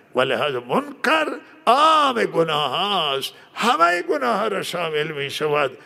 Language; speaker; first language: Persian; non-native, local second language; Baluchi